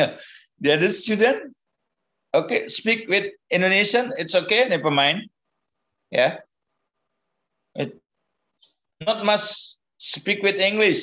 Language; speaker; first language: English; non-native, learner; Indonesian